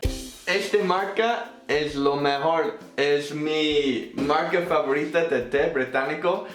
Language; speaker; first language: Spanish; non-native, fluent; English